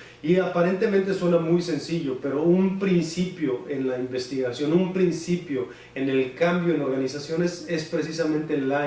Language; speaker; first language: Spanish; native; Spanish